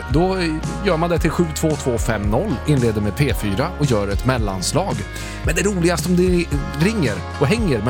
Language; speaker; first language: Swedish; native; Swedish